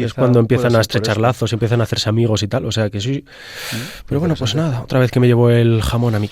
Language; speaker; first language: Spanish; native; Spanish